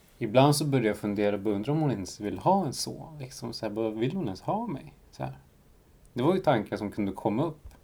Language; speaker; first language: Swedish; early bilingual, other home language; Spanish